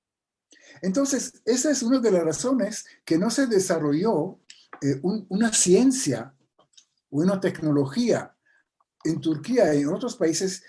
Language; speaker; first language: Spanish; non-native, fluent; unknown